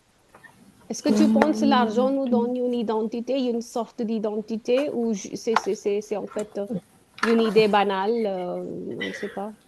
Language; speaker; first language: French; non-native, fluent; Hindi